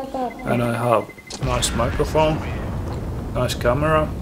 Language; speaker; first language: English; non-native, fluent; Finnish